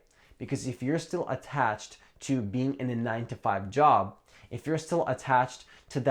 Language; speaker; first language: English; native; English